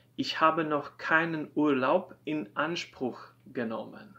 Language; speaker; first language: German; non-native, fluent; Polish